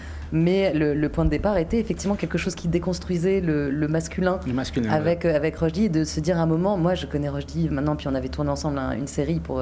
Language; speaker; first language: French; native; French